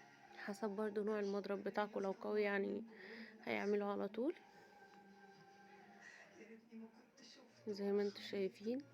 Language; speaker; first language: Arabic; native; Arabic